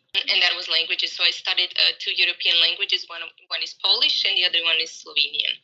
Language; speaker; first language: English; non-native, fluent; Croatian